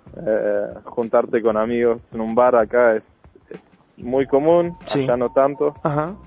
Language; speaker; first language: Spanish; non-native, fluent; Norwegian